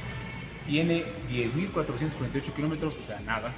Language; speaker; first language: Spanish; native; Spanish